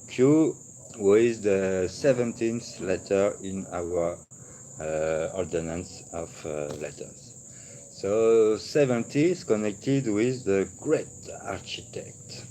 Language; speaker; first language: English; non-native, learner; French